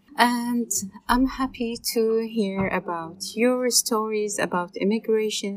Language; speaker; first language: English; non-native, learner; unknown